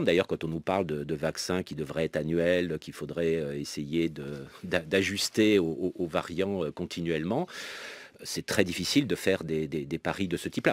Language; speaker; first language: French; native; French